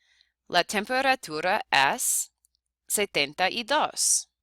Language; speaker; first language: Spanish; non-native, fluent; English